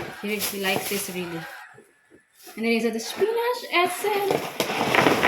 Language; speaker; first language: English; non-native, learner; Filipino